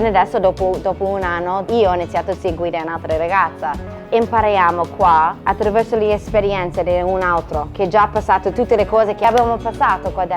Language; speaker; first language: Italian; non-native, fluent; English